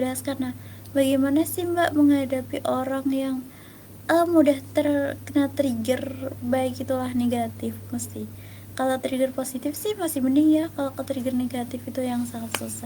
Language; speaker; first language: Indonesian; native; Indonesian